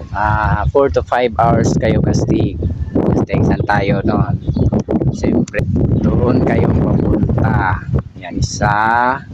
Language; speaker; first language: Filipino; native; Filipino